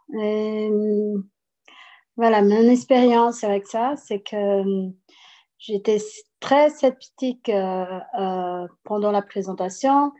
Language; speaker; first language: French; non-native, fluent; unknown